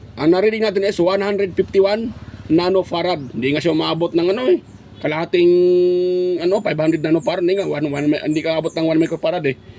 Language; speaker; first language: Filipino; non-native, local second language; Cebuano